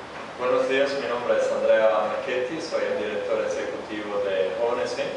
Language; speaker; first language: Spanish; non-native, fluent; Italian